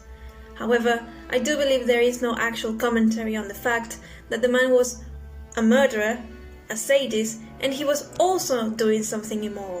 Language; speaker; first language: English; non-native, fluent; Spanish